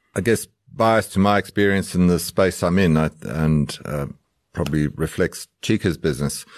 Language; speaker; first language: English; native; English